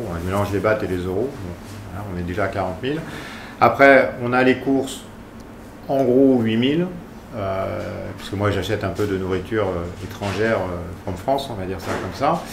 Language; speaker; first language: French; native; French